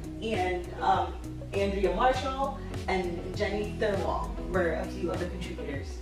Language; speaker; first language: English; native; English